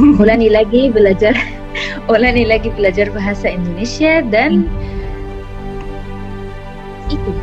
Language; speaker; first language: Indonesian; non-native, fluent; Arabic